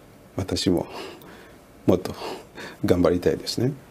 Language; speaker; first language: Japanese; non-native, learner; French